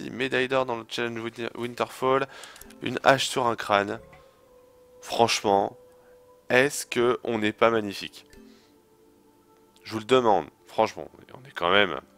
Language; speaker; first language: French; native; French